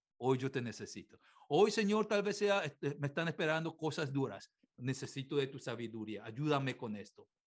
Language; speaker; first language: Spanish; non-native, fluent; Korean